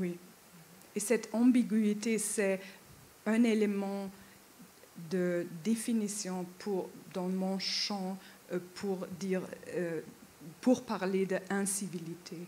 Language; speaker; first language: French; non-native, fluent; German